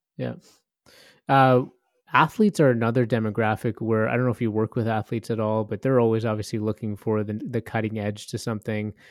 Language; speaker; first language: English; native; English